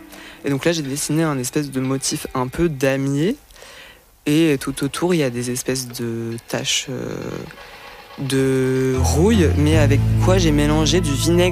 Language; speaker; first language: French; native; French